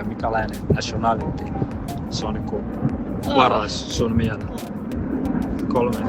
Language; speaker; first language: Finnish; non-native, learner; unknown